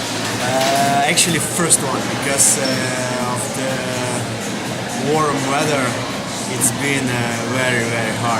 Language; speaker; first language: English; non-native, learner; Slovenian